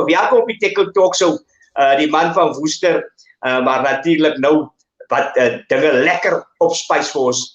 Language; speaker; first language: Afrikaans; native; Afrikaans